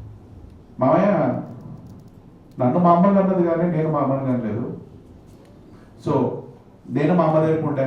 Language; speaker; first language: Telugu; native; Telugu